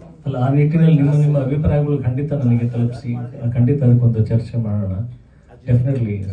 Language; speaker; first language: Kannada; native; Kannada